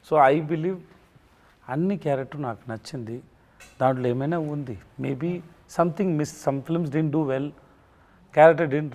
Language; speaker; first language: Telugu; non-native, learner; Tamil